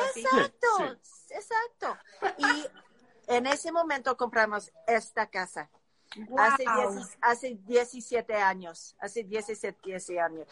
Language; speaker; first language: Spanish; non-native, learner; English